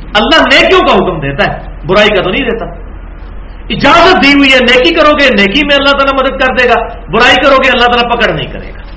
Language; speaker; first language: Urdu; non-native, local second language; Punjabi